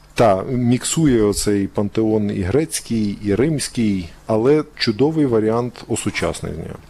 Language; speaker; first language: Ukrainian; native; Ukrainian